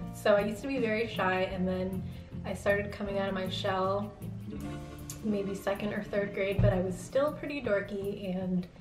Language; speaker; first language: English; native; English